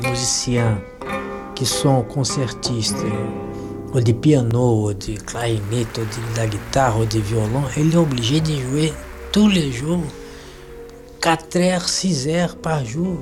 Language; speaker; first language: French; non-native, fluent; Portuguese